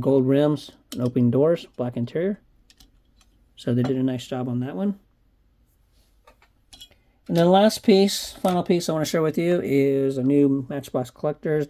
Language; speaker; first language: English; native; English